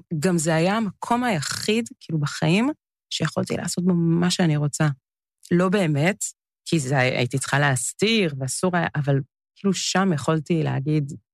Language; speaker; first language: Hebrew; early bilingual, other home language; English